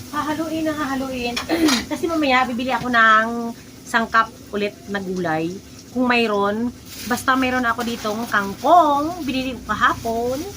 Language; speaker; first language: Filipino; native; Filipino